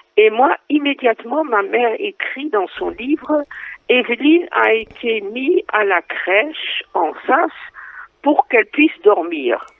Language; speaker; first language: French; non-native, fluent; Dutch